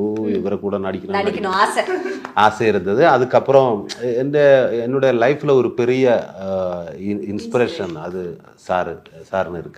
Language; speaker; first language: Tamil; non-native, learner; Malayalam